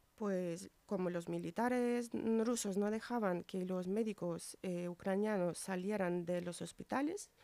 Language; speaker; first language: Spanish; non-native, fluent; Ukrainian